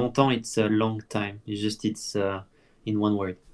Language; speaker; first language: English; non-native, fluent; French